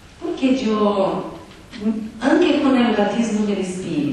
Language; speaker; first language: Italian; non-native, learner; Portuguese